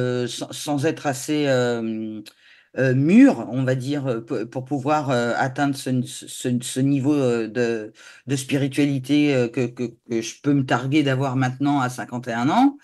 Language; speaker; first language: French; native; French